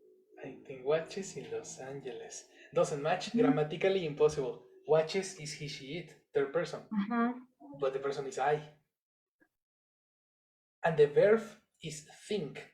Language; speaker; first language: English; non-native, fluent; Spanish